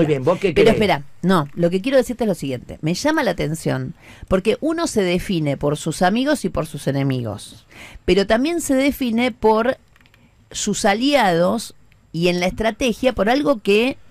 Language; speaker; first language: Spanish; native; Spanish